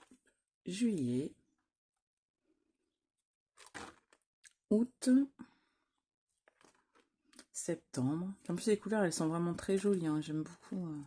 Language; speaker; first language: French; native; French